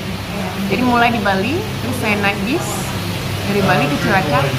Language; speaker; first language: Indonesian; early bilingual, heritage; English